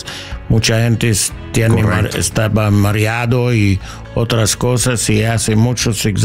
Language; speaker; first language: Spanish; non-native, learner; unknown